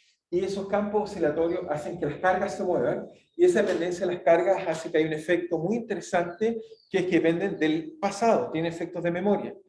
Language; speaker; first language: Spanish; native; Spanish